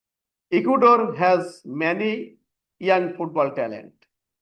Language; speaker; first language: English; non-native, fluent; Bangla